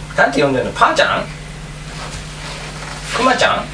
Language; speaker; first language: Japanese; native; Japanese